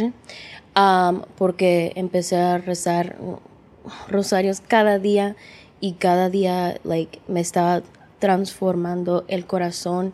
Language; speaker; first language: Spanish; early bilingual, heritage; English